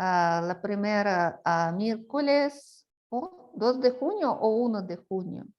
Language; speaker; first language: Spanish; non-native, fluent; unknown